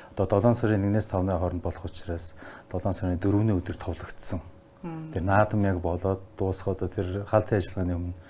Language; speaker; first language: Mongolian; non-native, local second language; Buriat